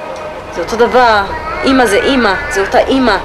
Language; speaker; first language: Hebrew; non-native, local second language; Arabic